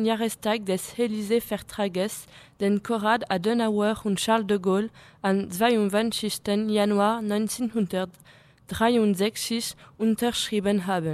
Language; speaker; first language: German; non-native, learner; French